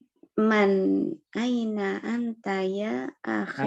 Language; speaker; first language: Arabic; non-native, learner; Indonesian